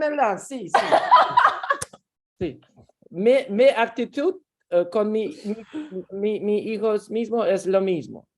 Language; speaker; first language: Spanish; non-native, learner; Russian